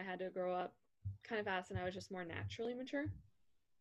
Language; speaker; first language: English; native; English